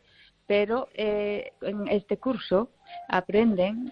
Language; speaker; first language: Spanish; non-native, learner; Japanese